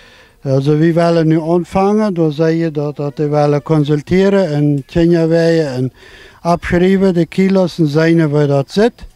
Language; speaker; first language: German; non-native, local second language; Plautdietsch